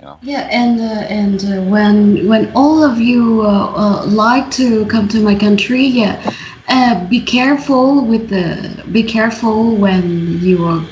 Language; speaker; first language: English; non-native, learner; Vietnamese